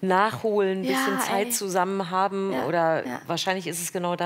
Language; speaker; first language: German; native; German